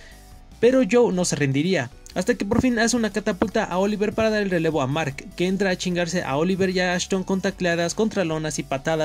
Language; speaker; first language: Spanish; native; Spanish